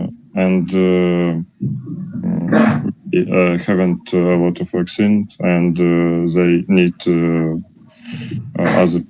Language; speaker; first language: English; non-native, learner; Russian